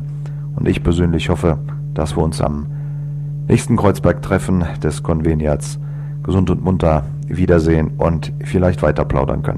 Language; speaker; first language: German; native; German